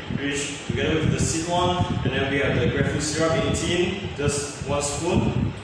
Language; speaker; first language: English; non-native, local second language; Chinese